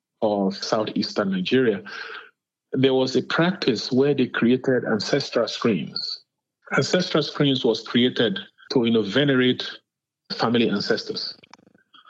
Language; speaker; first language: English; non-native, local second language; Igbo